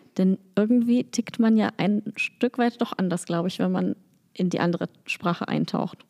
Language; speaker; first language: German; native; German